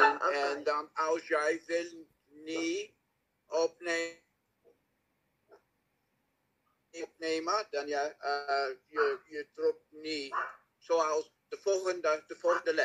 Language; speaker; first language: Dutch; non-native, learner; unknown